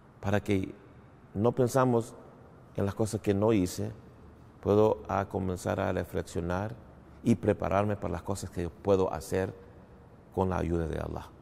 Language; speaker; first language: Spanish; early bilingual, heritage; English